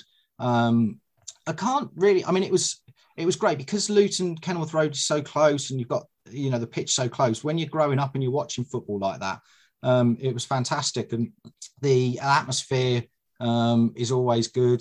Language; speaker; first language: English; native; English